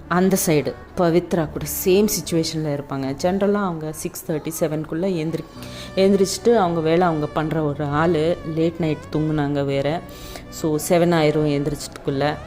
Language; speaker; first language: Tamil; non-native, local second language; Telugu